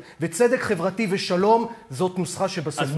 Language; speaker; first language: Hebrew; native; Hebrew